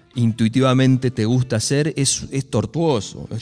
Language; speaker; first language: Spanish; native; Spanish